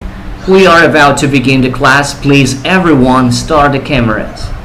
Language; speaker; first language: English; non-native, fluent; Spanish